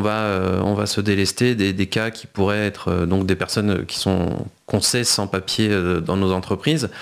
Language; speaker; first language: French; native; French